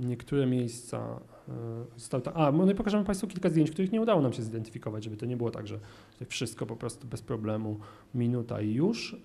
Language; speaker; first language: Polish; native; Polish